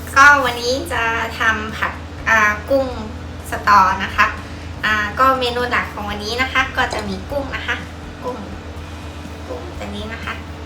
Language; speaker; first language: Thai; non-native, fluent; Japanese